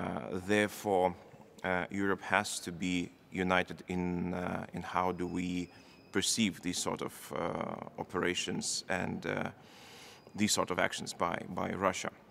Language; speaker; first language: English; non-native, fluent; Lithuanian